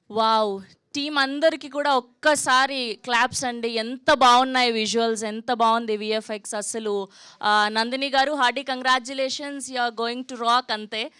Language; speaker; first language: Telugu; native; Telugu